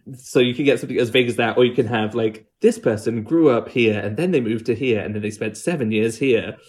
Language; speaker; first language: English; native; English